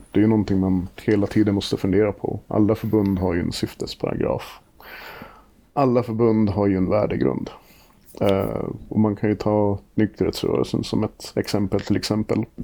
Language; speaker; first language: Swedish; native; Swedish